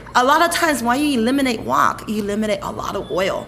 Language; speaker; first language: English; non-native, fluent; Chinese